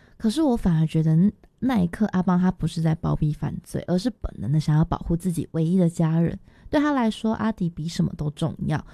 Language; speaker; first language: Chinese; native; Chinese